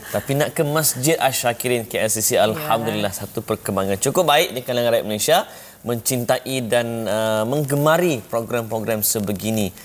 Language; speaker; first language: Malay; native; Malay